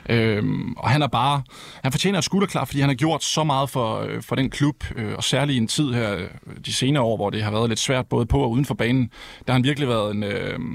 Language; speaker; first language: Danish; native; Danish